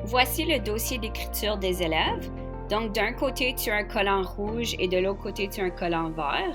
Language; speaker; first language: French; native; French